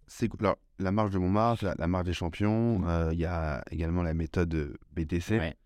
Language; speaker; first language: French; native; French